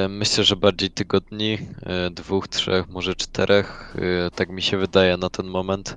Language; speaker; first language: Polish; native; Polish